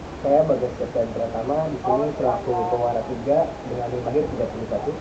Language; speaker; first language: Indonesian; native; Indonesian